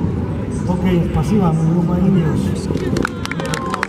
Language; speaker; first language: Russian; non-native, learner; Spanish